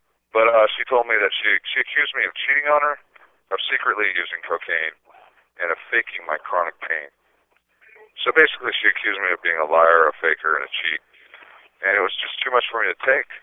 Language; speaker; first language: English; native; English